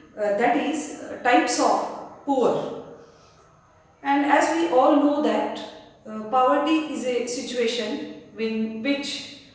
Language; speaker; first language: English; non-native, local second language; Kannada